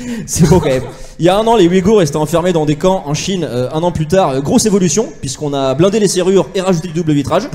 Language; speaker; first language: French; native; French